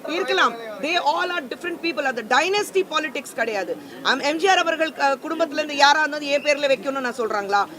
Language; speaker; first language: Tamil; non-native, fluent; Hindi